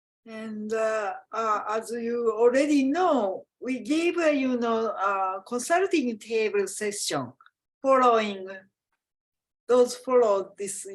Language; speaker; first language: English; non-native, fluent; Japanese